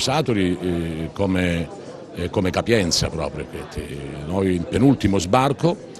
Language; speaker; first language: Italian; native; Italian